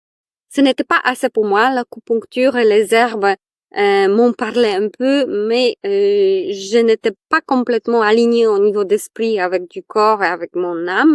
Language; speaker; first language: French; non-native, fluent; Polish